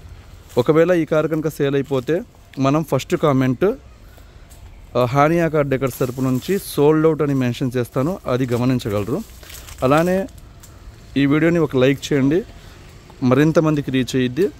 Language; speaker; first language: Telugu; native; Telugu